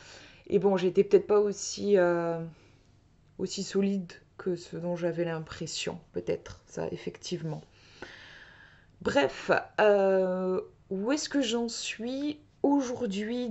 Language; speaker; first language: French; native; French